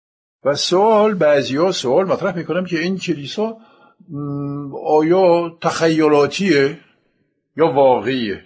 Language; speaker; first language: Persian; non-native, fluent; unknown